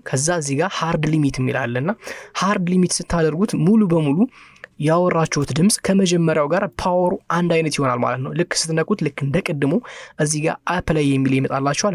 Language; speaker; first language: Amharic; native; Amharic